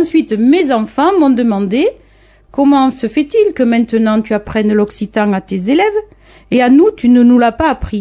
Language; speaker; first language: French; native; French